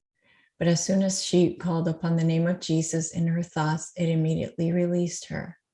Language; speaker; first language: English; native; English